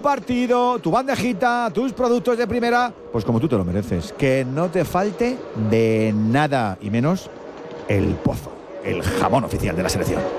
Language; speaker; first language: Spanish; native; Spanish